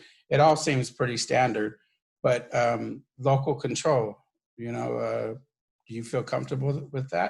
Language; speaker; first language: English; native; English